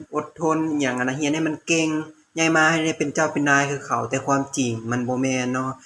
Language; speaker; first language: Lao; native; Lao